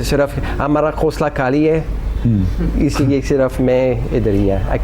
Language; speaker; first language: Hindi; non-native, learner; English